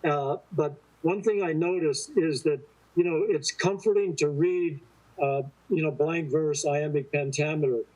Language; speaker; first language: English; native; English